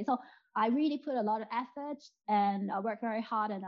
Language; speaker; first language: English; non-native, local second language; Cantonese